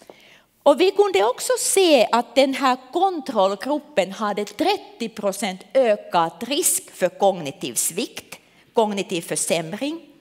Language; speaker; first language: Swedish; non-native, local second language; Finnish